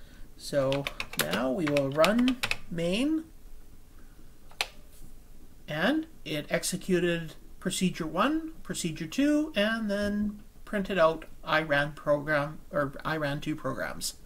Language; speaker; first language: English; native; English